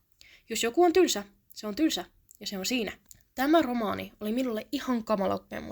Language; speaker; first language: Finnish; native; Finnish